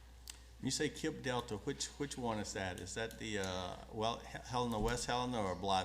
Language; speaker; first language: English; native; English